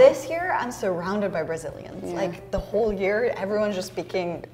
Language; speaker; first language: English; non-native, fluent; Serbian